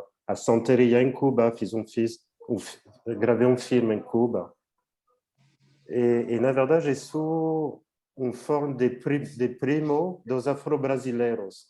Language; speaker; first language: Portuguese; non-native, fluent; French